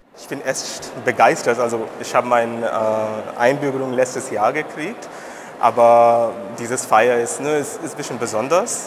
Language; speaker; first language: German; non-native, learner; Hindi